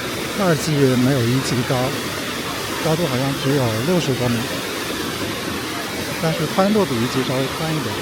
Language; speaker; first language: Chinese; native; Chinese